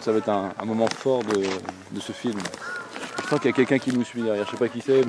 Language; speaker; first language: French; native; French